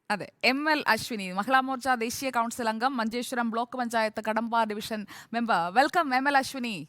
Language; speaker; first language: Malayalam; native; Malayalam